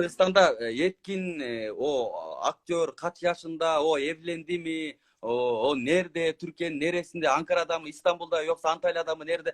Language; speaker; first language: Turkish; non-native, learner; Kyrgyz